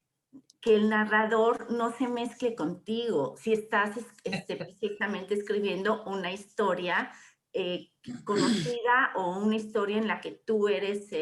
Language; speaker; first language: Spanish; native; Spanish